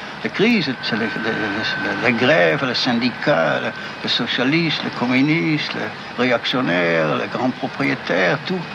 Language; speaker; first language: French; non-native, fluent; Dutch